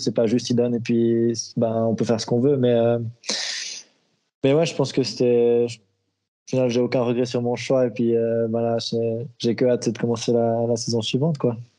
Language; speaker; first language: French; native; French